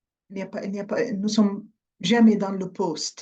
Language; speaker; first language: French; non-native, fluent; Arabic